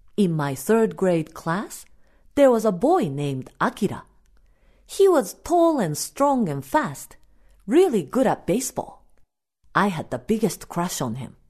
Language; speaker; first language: English; non-native, fluent; Japanese